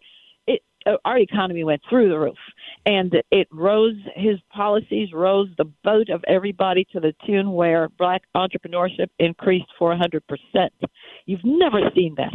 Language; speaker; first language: English; native; English